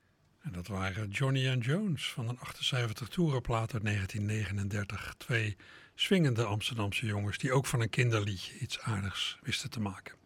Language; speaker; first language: Dutch; native; Dutch